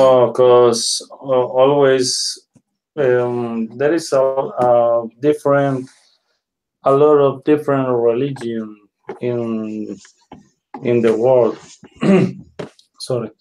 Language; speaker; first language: English; non-native, learner; Spanish